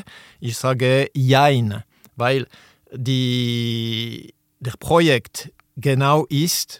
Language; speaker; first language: German; non-native, local second language; French